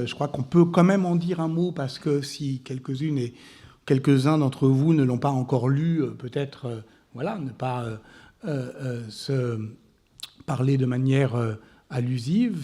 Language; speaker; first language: French; native; French